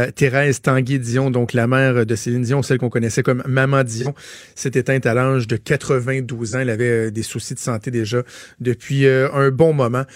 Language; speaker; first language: French; native; French